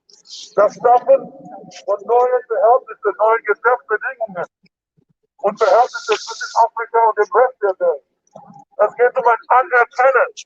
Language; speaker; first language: German; non-native, fluent; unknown